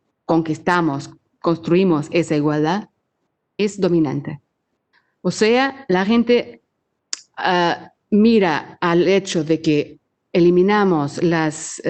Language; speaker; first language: Spanish; non-native, fluent; Portuguese